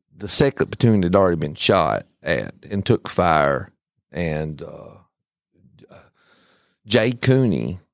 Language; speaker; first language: English; native; English